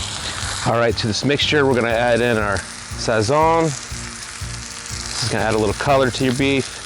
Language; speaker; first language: English; native; English